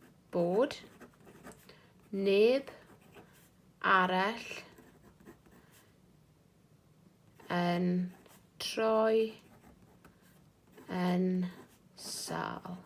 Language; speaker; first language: Welsh; non-native, local second language; English